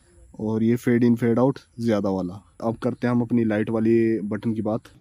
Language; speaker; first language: Hindi; native; Hindi